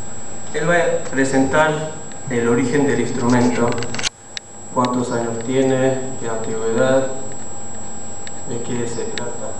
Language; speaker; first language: Spanish; non-native, fluent; Armenian